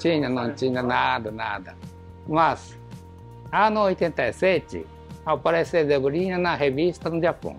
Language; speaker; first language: Portuguese; non-native, learner; Japanese